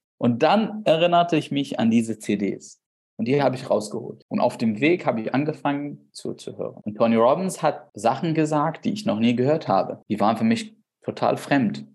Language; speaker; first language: German; non-native, fluent; Arabic